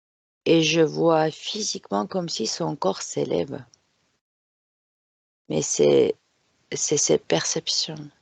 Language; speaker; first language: French; non-native, fluent; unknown